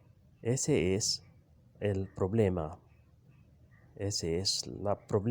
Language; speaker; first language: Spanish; non-native, learner; Urdu